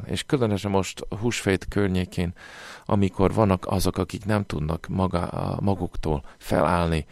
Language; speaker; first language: Hungarian; non-native, fluent; English